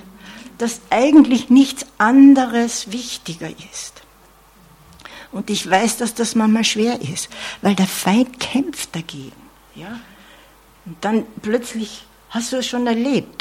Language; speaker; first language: German; non-native, fluent; English